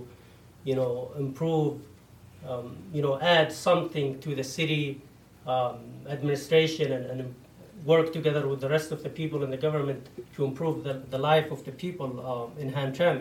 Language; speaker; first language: English; non-native, fluent; Arabic